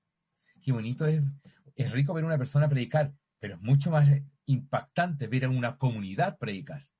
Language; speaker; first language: Spanish; native; Spanish